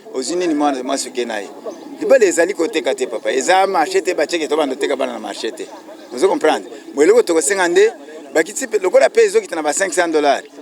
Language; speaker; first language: Lingala; non-native, local second language; Luba-Lulua